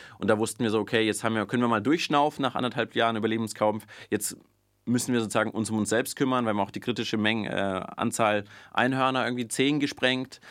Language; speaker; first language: German; early bilingual, other home language; Russian